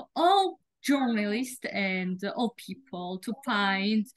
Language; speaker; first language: English; non-native, learner; Georgian